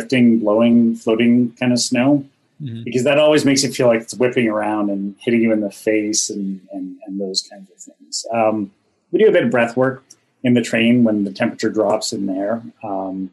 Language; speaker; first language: English; native; English